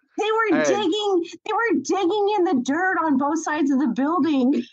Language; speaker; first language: English; native; English